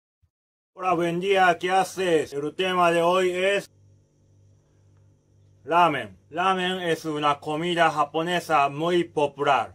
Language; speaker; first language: Spanish; non-native, learner; Japanese